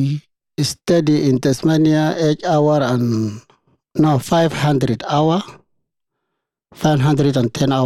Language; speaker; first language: English; non-native, learner; Arabic